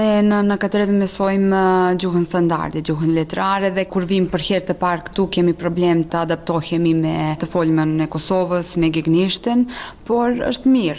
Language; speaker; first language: Albanian; non-native, fluent; Serbian